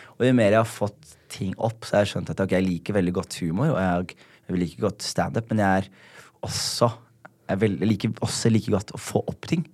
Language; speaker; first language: Norwegian; early bilingual, other home language; Somali